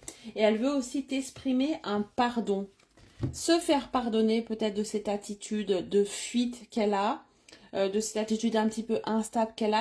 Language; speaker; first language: French; native; French